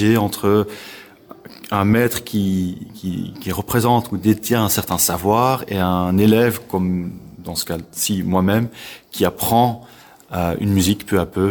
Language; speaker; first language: French; non-native, local second language; Dutch